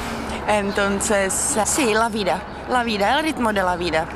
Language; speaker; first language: Spanish; non-native, fluent; Czech